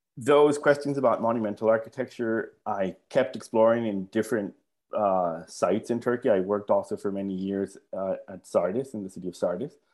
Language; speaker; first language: English; non-native, fluent; Spanish